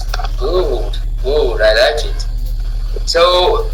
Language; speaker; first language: English; non-native, fluent; French